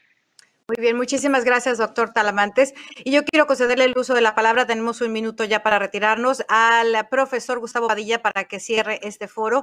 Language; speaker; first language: Spanish; native; Spanish